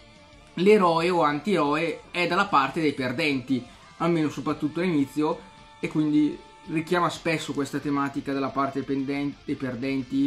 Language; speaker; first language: Italian; native; Italian